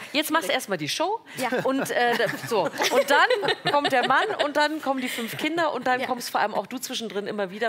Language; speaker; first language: German; native; German